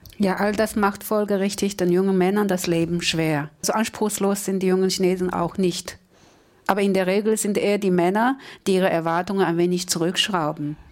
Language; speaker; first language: German; non-native, fluent; Chinese